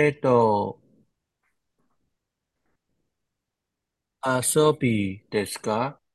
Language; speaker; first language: Japanese; non-native, learner; Chinese